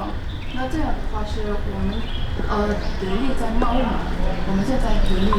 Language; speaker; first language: Chinese; non-native, fluent; Indonesian